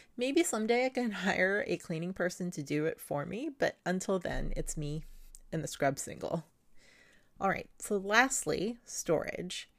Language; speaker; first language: English; non-native, local second language; Filipino